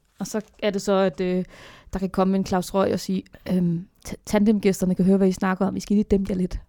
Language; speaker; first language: Danish; native; Danish